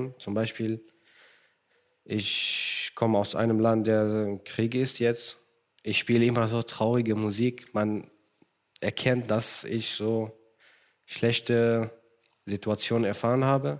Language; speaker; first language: German; non-native, fluent; Kurdish